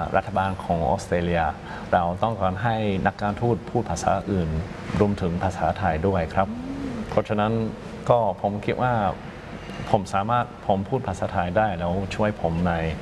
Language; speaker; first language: Thai; non-native, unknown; English